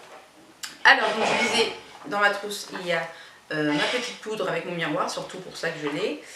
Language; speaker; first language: French; native; French